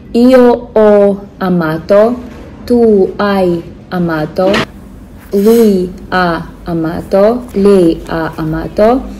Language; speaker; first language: Italian; non-native, learner; Russian